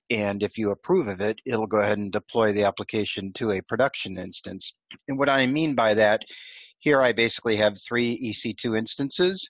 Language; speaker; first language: English; native; English